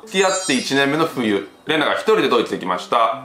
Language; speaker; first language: Japanese; native; Japanese